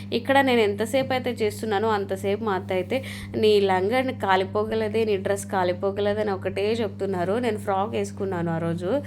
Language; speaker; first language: Telugu; non-native, local second language; Lambadi